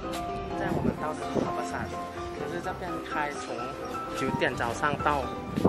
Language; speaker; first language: Chinese; non-native, learner; Thai